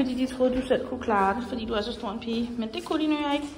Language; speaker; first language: Danish; native; Danish